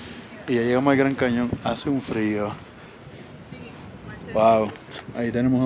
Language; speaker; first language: Spanish; native; Spanish